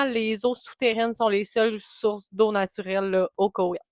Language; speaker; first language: French; native; French